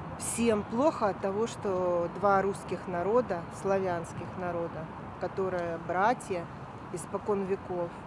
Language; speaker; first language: Russian; native; Russian